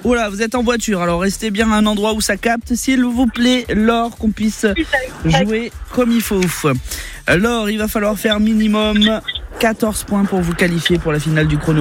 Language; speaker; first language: French; native; French